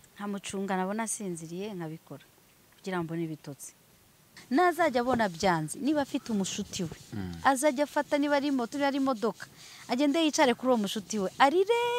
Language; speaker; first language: Kinyarwanda; early bilingual, heritage; Swahili